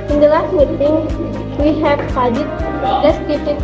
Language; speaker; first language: English; non-native, learner; Indonesian